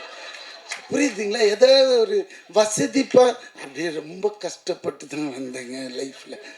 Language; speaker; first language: Tamil; native; Tamil